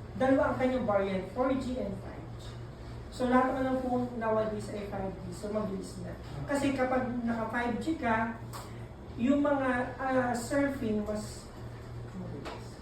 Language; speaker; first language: Filipino; non-native, local second language; Bikol